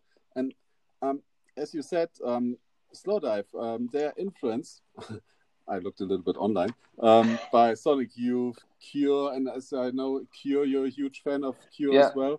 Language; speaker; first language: English; non-native, fluent; German